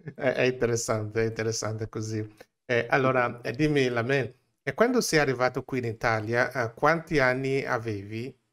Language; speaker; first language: Italian; non-native, fluent; English